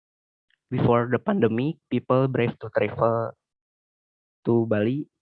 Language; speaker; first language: English; non-native, learner; Indonesian